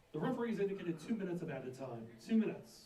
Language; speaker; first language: English; native; English